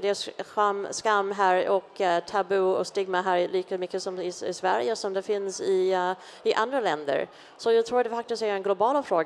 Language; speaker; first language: Swedish; non-native, fluent; English